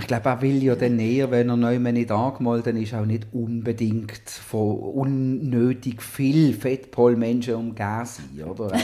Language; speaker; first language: German; native; German